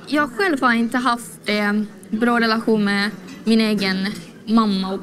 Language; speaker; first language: Swedish; early bilingual, other home language; Azerbaijani